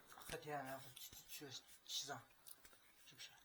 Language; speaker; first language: Chinese; non-native, local second language; Uyghur